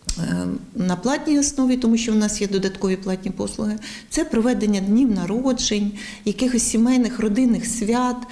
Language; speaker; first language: Ukrainian; native; Ukrainian